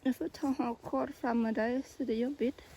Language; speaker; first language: Swedish; non-native, learner; Thai